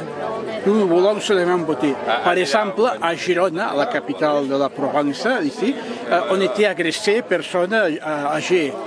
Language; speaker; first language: French; non-native, fluent; Catalan